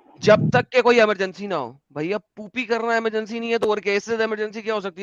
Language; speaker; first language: Hindi; native; Hindi